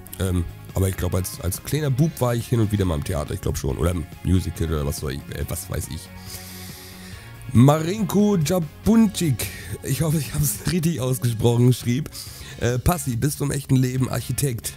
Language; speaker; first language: German; native; German